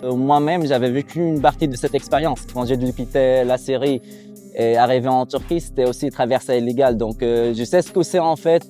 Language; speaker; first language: French; non-native, fluent; Arabic